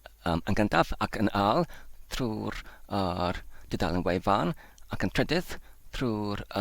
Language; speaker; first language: Welsh; non-native, learner; English